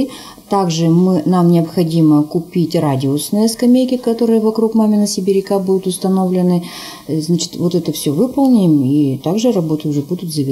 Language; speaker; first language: Russian; native; Russian